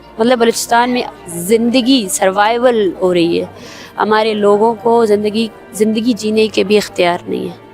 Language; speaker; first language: Urdu; non-native, local second language; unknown